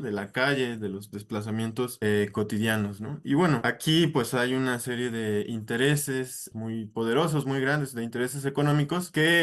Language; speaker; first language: Spanish; native; Spanish